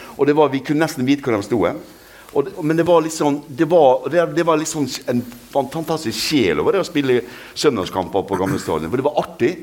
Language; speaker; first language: Norwegian; native; Norwegian